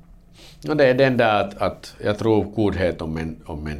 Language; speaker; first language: Swedish; non-native, learner; Finnish